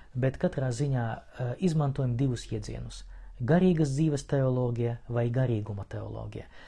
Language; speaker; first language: Latvian; non-native, local second language; Russian